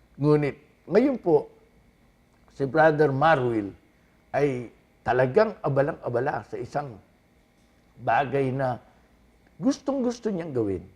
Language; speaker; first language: Filipino; native; Filipino